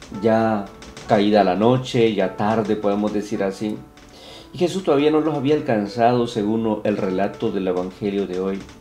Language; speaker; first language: Spanish; native; Spanish